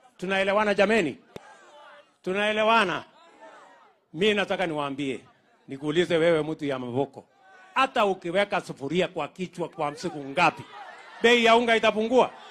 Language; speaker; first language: Swahili; non-native, local second language; Kalenjin